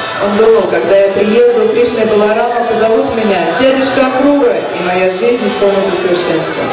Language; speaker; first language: Russian; native; Russian